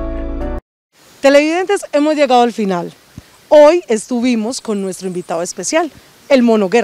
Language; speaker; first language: Spanish; native; Spanish